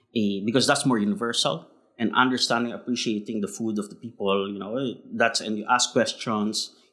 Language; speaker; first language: English; non-native, local second language; Filipino